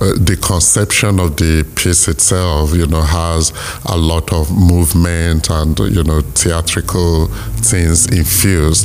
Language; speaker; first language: English; non-native, local second language; Yoruba